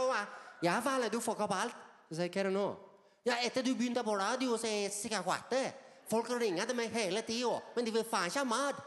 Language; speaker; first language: Norwegian; native; Norwegian